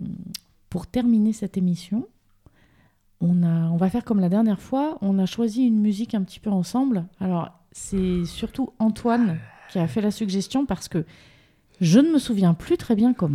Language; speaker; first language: French; native; French